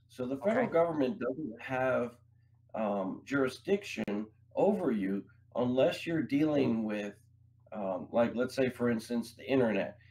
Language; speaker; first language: English; native; English